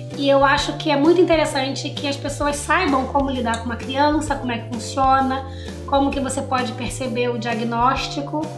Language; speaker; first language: Portuguese; native; Portuguese